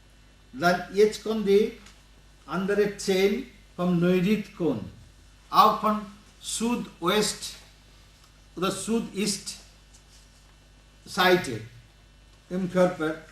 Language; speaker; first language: German; non-native, learner; Bangla